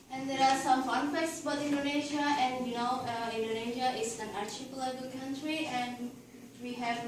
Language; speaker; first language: English; non-native, learner; Indonesian